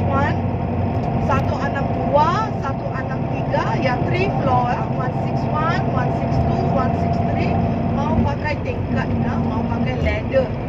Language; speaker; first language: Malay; non-native, local second language; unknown